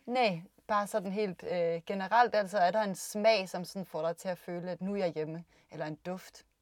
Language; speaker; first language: Danish; native; Danish